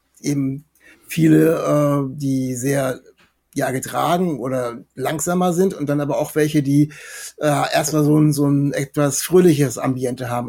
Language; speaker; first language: German; native; German